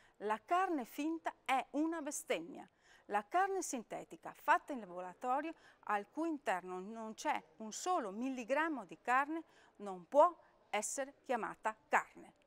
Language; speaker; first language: Italian; native; Italian